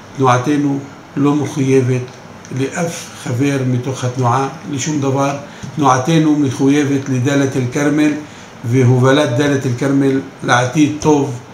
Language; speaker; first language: Hebrew; non-native, local second language; Arabic